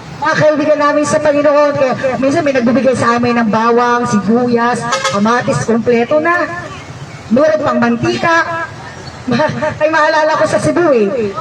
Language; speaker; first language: Filipino; non-native, local second language; Hiligaynon